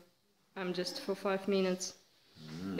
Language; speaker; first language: English; non-native, learner; Russian